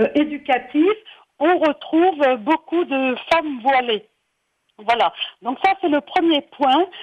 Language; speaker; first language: French; native; French